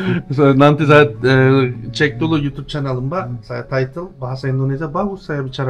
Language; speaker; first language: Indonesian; non-native, learner; Turkish